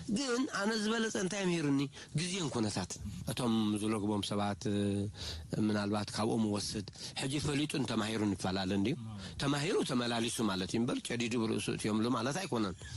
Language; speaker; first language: Tigrinya; non-native, local second language; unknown